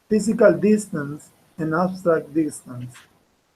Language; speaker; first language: English; non-native, fluent; Spanish